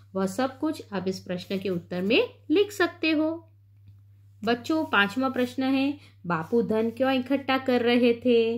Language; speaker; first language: Hindi; non-native, local second language; Gujarati